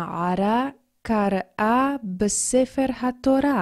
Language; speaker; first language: Hebrew; non-native, fluent; English